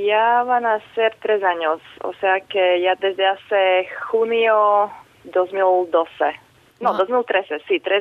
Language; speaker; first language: Spanish; non-native, fluent; Slovak